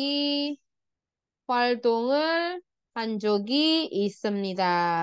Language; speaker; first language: Korean; non-native, fluent; Indonesian